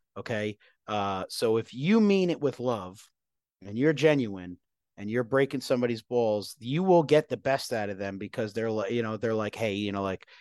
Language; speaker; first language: English; native; English